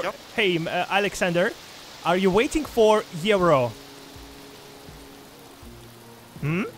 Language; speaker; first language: English; non-native, learner; Russian